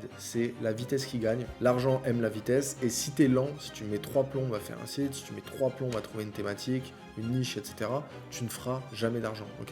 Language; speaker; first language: French; native; French